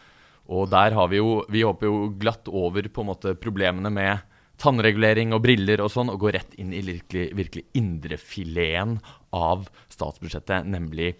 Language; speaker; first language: Norwegian; native; Norwegian